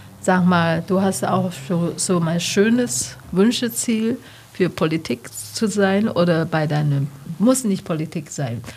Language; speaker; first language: German; non-native, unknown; Chinese